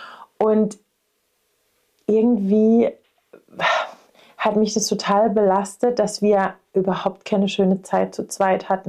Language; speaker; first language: German; native; German